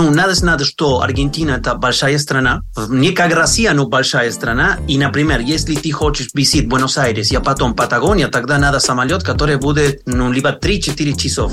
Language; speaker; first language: Russian; non-native, learner; Spanish